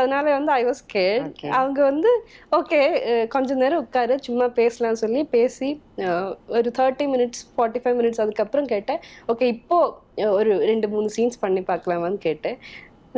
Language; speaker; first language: Tamil; non-native, local second language; Malayalam